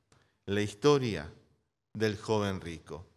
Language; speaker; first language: Spanish; native; Spanish